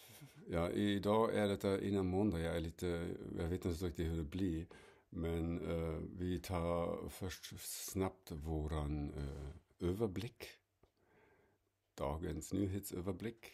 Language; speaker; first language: Swedish; non-native, fluent; German